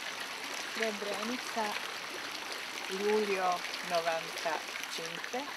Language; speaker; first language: Italian; non-native, learner; Bosnian